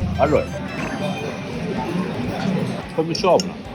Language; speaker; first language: Thai; non-native, learner; Japanese